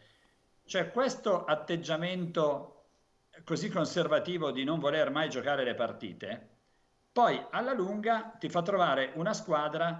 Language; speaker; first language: Italian; native; Italian